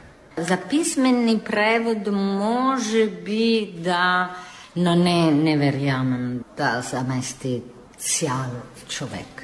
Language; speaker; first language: Bulgarian; non-native, fluent; Italian